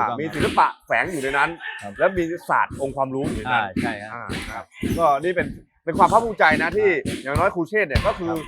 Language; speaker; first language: Thai; native; Thai